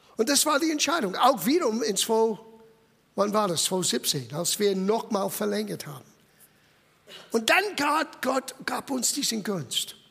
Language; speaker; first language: German; non-native, fluent; English